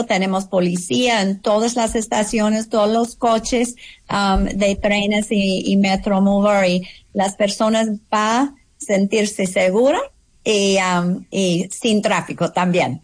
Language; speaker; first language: Spanish; non-native, fluent; English